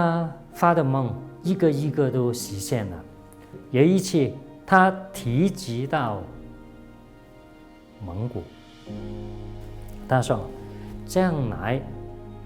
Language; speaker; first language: Chinese; non-native, local second language; Cantonese